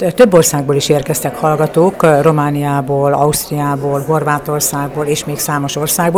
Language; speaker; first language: Hungarian; native; Hungarian